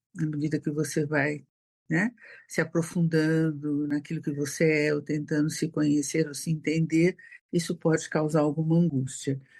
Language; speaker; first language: Portuguese; native; Portuguese